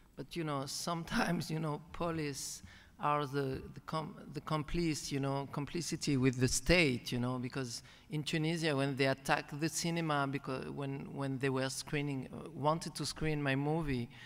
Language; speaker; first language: English; non-native, fluent; Arabic